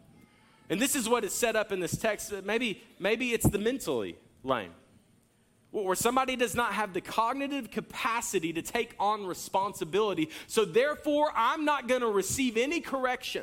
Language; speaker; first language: English; native; English